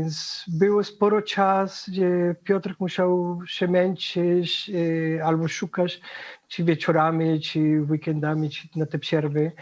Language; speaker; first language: Polish; non-native, fluent; Spanish